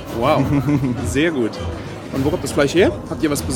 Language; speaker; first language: German; native; German